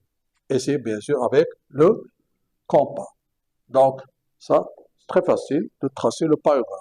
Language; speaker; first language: French; non-native, local second language; Arabic